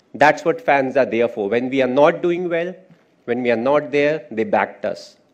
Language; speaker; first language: English; non-native, local second language; Hindi